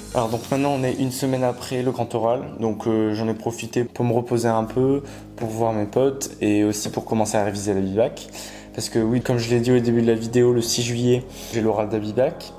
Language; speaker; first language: French; native; French